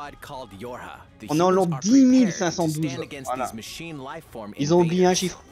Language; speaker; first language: French; native; French